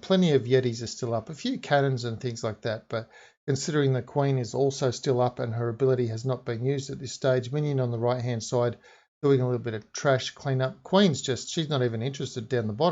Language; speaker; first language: English; native; English